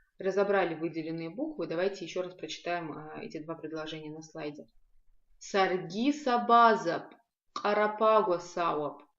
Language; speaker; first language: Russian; non-native, local second language; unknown